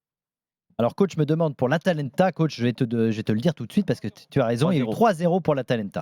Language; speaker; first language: French; native; French